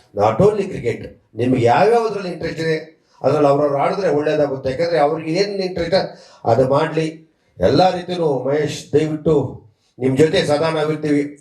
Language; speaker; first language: Kannada; native; Kannada